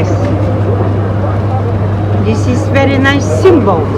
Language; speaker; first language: English; non-native, learner; Bulgarian